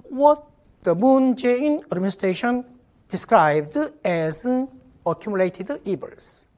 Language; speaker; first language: English; non-native, fluent; Korean